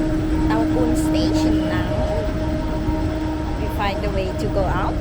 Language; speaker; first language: English; non-native, learner; Thai